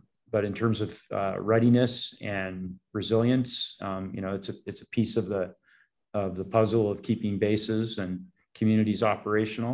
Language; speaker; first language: English; native; English